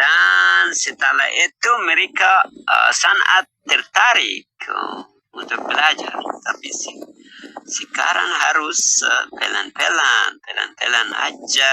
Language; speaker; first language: Indonesian; non-native, learner; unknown